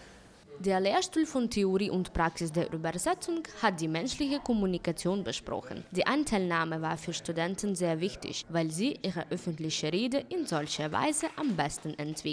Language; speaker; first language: German; non-native, fluent; Ukrainian